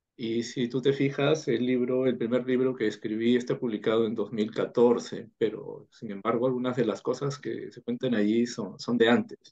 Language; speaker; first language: Spanish; native; Spanish